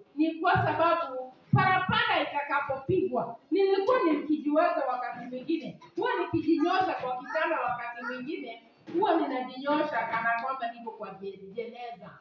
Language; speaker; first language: Swahili; non-native, local second language; Kikuyu